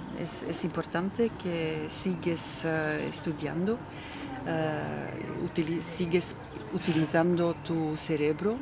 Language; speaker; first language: Spanish; non-native, fluent; Dutch